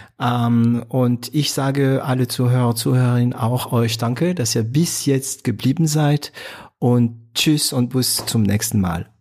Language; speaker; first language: German; non-native, fluent; French